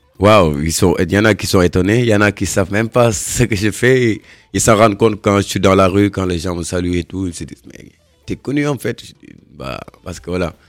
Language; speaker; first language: French; non-native, local second language; Wolof